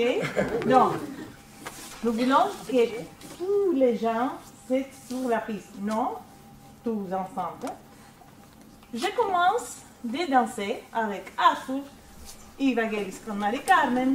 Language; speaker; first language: French; non-native, learner; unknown